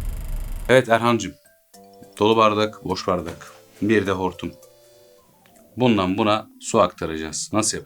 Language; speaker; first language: Turkish; native; Turkish